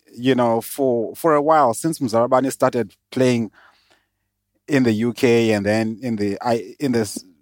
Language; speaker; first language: English; non-native, local second language; Shona